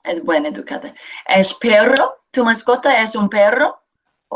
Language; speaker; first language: Spanish; non-native, fluent; English